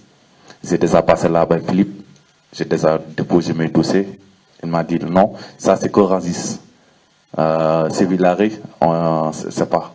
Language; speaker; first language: French; non-native, learner; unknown